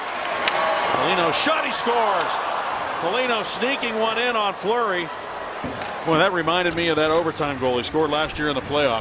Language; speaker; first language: English; native; English